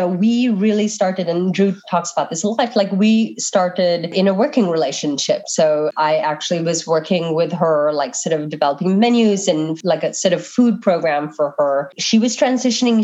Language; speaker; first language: English; non-native, local second language; Filipino